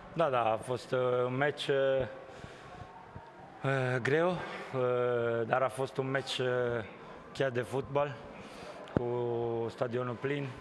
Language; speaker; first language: Romanian; non-native, fluent; Italian